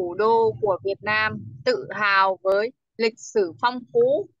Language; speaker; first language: Vietnamese; non-native, learner; Korean